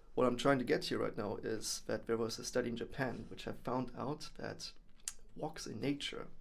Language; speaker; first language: English; non-native, fluent; German